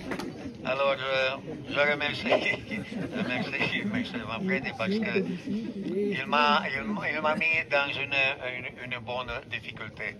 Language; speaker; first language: French; non-native, fluent; Italian